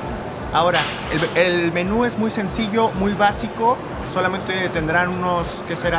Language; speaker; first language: Spanish; native; Spanish